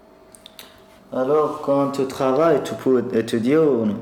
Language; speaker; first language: French; non-native, learner; Persian